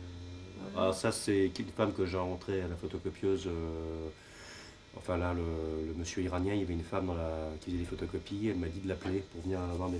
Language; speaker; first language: French; native; French